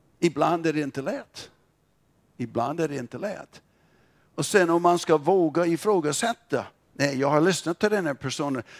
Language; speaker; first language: Swedish; non-native, fluent; English